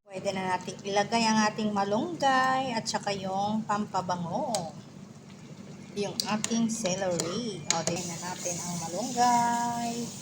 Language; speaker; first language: Filipino; non-native, local second language; Iloko